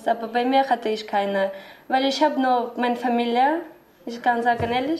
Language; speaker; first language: German; non-native, learner; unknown